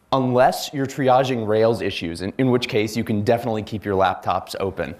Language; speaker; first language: English; native; English